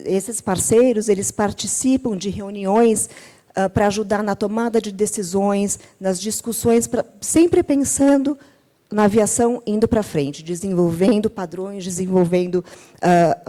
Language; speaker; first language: Portuguese; native; Portuguese